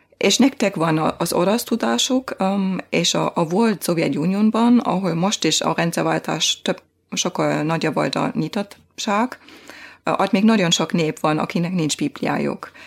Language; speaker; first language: Hungarian; non-native, fluent; German